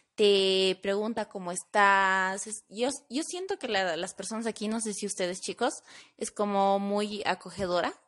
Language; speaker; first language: Spanish; native; Spanish